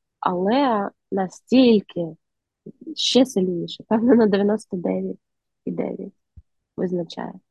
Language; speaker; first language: Ukrainian; native; Ukrainian